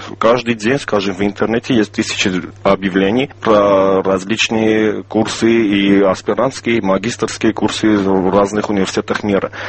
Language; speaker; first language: Russian; non-native, local second language; Armenian